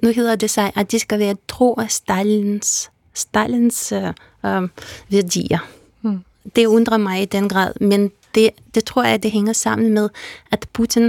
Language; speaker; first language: Danish; non-native, fluent; Russian